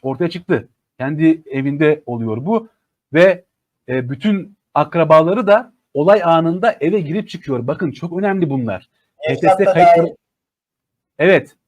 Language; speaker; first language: Turkish; native; Turkish